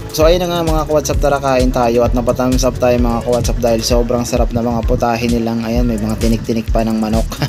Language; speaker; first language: Filipino; non-native, local second language; Cebuano